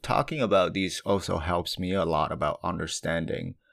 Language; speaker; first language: English; non-native, fluent; Chinese